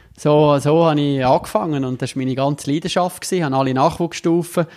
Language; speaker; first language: German; native; German